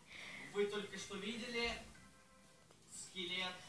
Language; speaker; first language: Russian; native; Russian